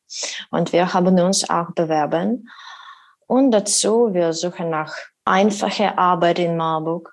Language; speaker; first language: German; non-native, learner; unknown